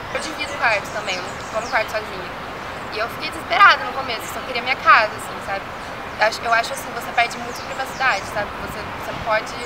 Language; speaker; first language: Portuguese; native; Portuguese